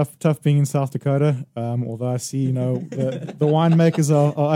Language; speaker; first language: English; native; English